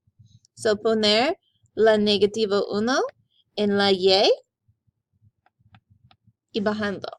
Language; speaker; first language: Spanish; non-native, learner; English